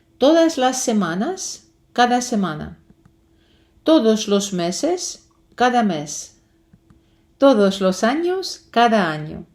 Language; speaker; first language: Spanish; non-native, fluent; Ukrainian